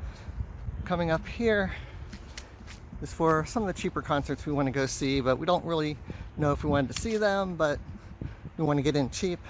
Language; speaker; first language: English; native; English